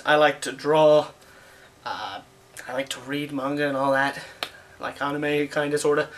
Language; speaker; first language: English; native; English